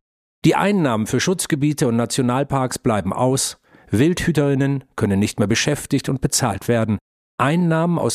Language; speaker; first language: German; native; German